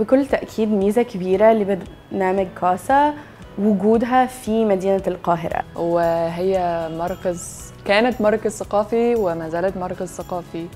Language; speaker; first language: Arabic; non-native, fluent; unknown